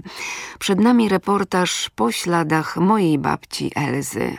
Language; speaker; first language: Polish; native; Polish